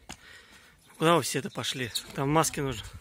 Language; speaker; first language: Russian; native; Russian